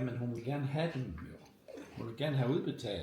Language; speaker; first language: Danish; native; Danish